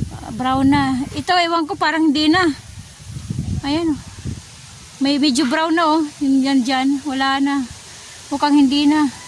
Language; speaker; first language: Filipino; non-native, local second language; Waray